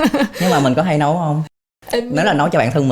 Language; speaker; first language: Vietnamese; native; Vietnamese